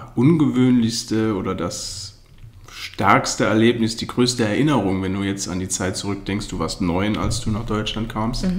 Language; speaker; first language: German; native; German